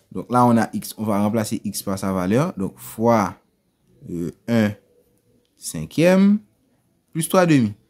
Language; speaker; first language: French; non-native, local second language; Haitian Creole